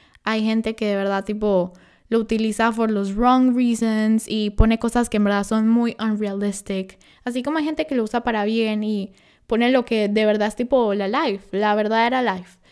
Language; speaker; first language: Spanish; early bilingual, heritage; Spanish